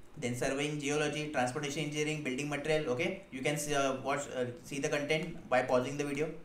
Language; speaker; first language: English; non-native, local second language; Hindi